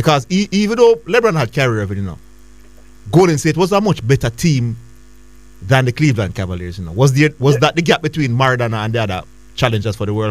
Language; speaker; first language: English; native; English